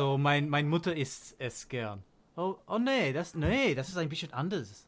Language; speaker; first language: German; non-native, learner; English